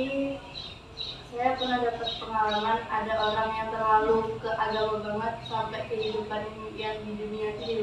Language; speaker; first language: Indonesian; native; Indonesian